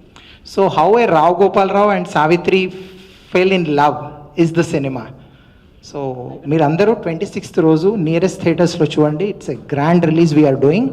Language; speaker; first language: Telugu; native; Telugu